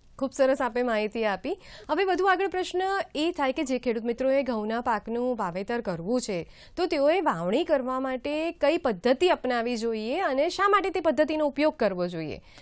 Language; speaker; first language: Gujarati; native; Gujarati